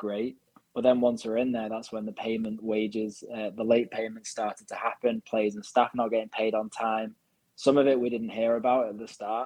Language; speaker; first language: English; native; English